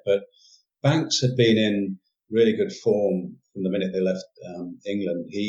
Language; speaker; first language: English; native; English